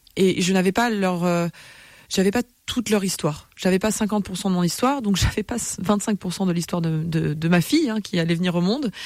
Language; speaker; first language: French; native; French